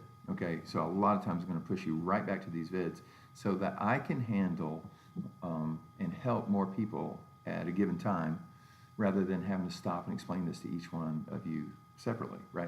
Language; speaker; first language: English; native; English